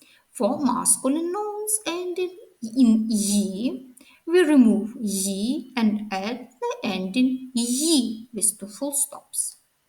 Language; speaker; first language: English; non-native, fluent; Ukrainian